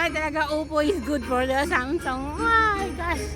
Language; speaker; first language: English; non-native, local second language; Filipino